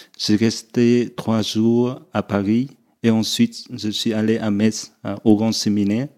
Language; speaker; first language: French; non-native, fluent; Vietnamese